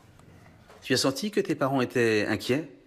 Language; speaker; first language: French; native; French